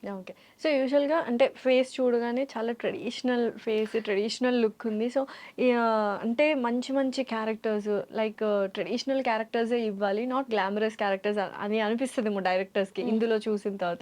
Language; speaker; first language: Telugu; native; Telugu